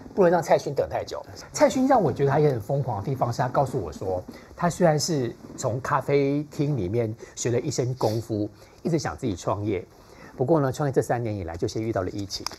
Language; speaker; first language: Chinese; native; Chinese